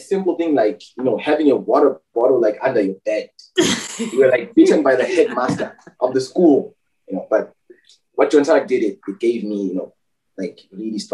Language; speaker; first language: English; non-native, local second language; North Ndebele